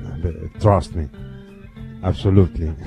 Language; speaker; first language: English; non-native, learner; Italian